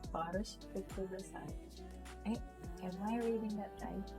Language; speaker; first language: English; non-native, local second language; Filipino